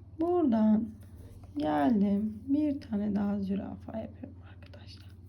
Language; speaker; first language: Turkish; native; Turkish